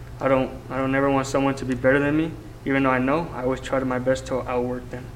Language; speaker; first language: English; native; English